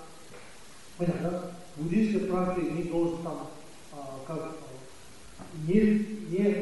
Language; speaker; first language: Russian; non-native, learner; Tibetan